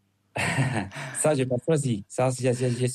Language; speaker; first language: French; non-native, fluent; Spanish